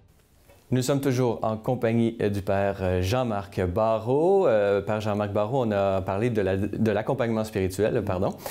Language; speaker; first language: French; native; French